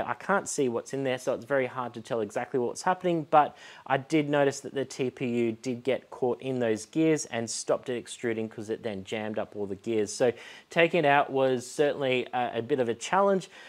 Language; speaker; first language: English; native; English